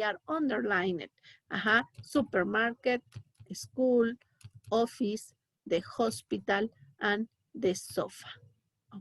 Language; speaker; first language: English; non-native, learner; Spanish